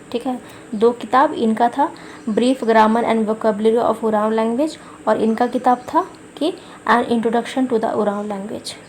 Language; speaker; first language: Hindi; non-native, local second language; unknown